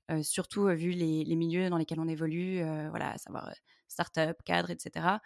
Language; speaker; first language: French; native; French